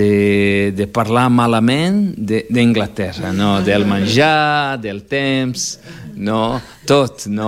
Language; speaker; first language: Catalan; non-native, fluent; Portuguese